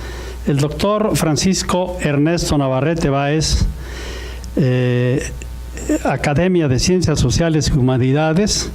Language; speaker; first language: Spanish; native; Spanish